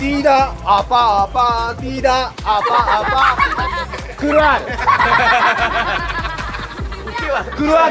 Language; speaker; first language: Indonesian; non-native, fluent; Japanese